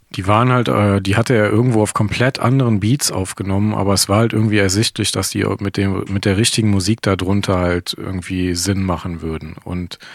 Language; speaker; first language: German; native; German